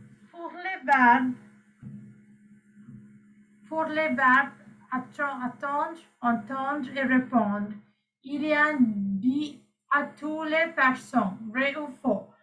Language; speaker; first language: French; non-native, fluent; Sinhala